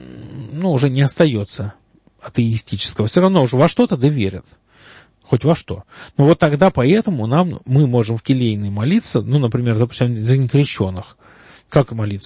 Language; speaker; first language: Russian; native; Russian